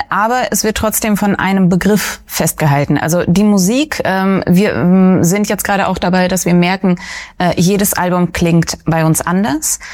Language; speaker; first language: German; early bilingual, other home language; Russian